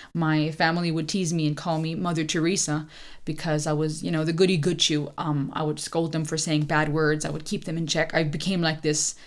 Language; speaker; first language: English; early bilingual, other home language; German